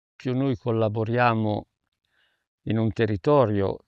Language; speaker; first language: Italian; native; Italian